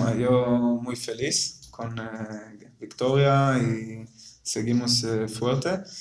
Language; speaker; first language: Spanish; non-native, learner; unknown